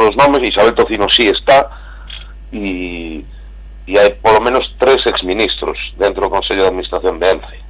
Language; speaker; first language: Spanish; non-native, local second language; Galician